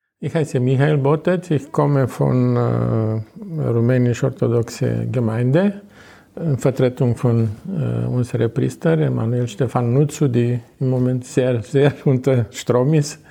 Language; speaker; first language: German; non-native, fluent; Romanian